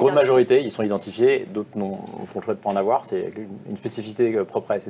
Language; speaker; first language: French; native; French